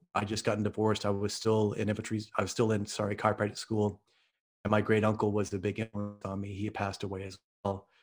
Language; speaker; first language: English; native; English